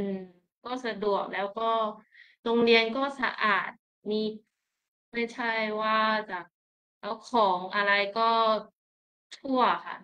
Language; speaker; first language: Thai; early bilingual, heritage; Thai